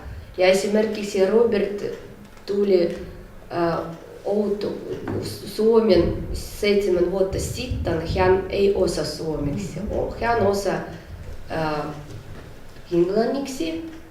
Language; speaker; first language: Finnish; non-native, learner; Russian